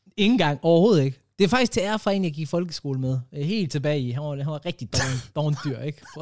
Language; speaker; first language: Danish; early bilingual, other home language; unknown